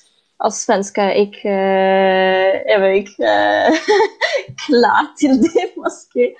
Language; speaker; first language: Danish; non-native, fluent; Polish